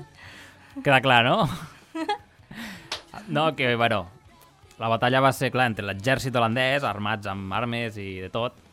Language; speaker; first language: Catalan; native; Catalan